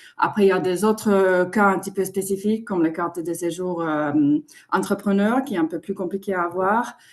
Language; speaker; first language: French; non-native, fluent; Finnish